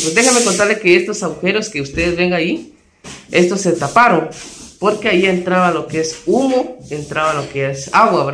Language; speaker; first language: Spanish; native; Spanish